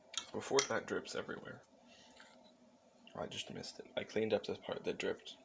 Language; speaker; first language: English; native; English